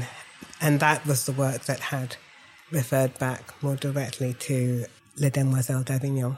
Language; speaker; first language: English; native; English